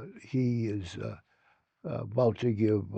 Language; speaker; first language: English; native; English